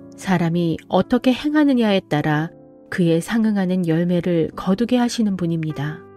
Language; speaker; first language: Korean; native; Korean